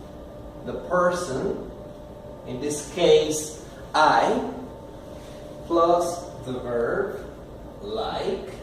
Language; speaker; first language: English; non-native, fluent; Spanish